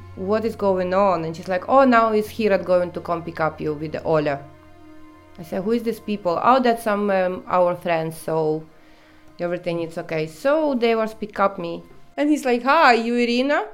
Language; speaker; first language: English; non-native, learner; Ukrainian